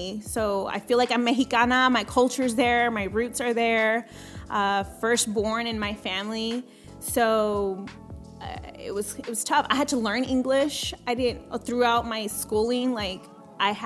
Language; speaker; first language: English; early bilingual, other home language; Spanish